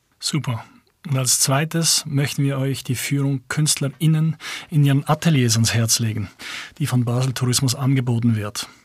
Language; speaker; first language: German; native; German